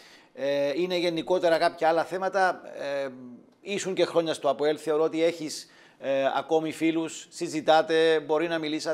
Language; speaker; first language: Greek; native; Greek